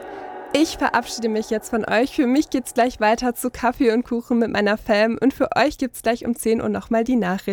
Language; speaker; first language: German; native; German